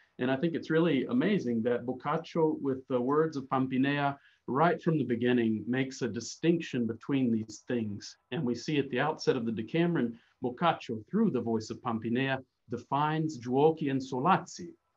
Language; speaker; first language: English; native; English